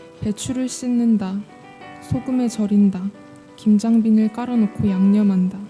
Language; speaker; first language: Korean; native; Korean